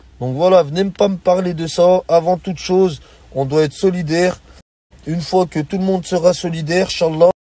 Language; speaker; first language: French; early bilingual, other home language; Arabic